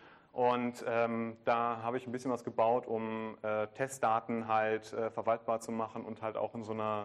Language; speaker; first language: German; native; German